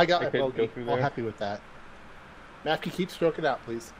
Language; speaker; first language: English; native; English